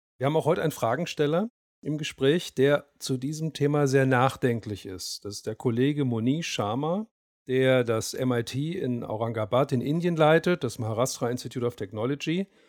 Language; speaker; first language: German; native; German